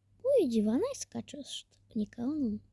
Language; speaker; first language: Bulgarian; early bilingual, heritage; Bulgarian